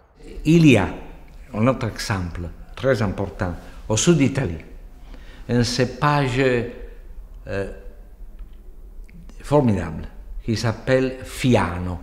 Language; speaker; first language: French; non-native, fluent; Italian